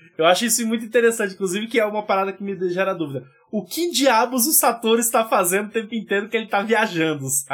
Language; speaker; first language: Portuguese; native; Portuguese